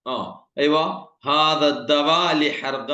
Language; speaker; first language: Arabic; non-native, fluent; Malayalam